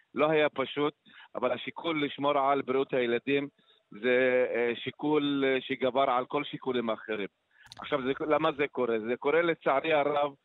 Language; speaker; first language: Hebrew; non-native, local second language; Arabic